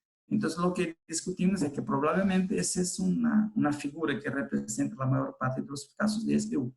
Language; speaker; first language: Spanish; non-native, fluent; Portuguese